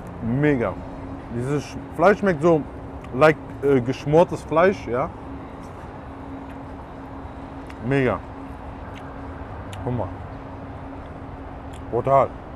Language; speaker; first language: German; non-native, local second language; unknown